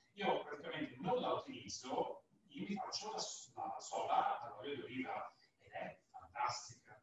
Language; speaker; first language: Italian; native; Italian